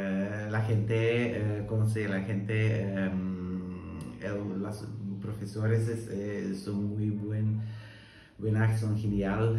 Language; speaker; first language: Spanish; non-native, learner; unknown